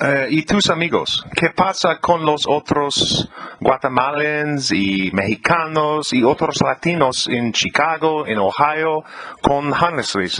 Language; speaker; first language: Spanish; non-native, learner; English